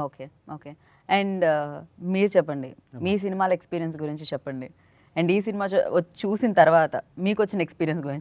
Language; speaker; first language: Telugu; native; Telugu